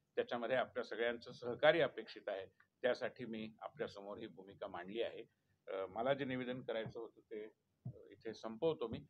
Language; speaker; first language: Marathi; native; Marathi